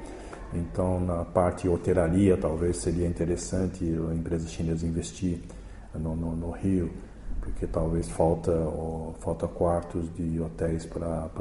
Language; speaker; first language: Portuguese; early bilingual, other home language; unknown